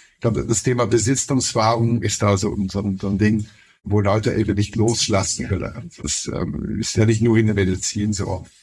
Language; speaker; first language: German; non-native, fluent; Dutch